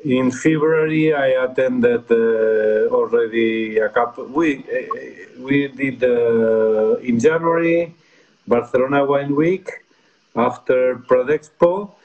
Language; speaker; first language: English; non-native, fluent; Spanish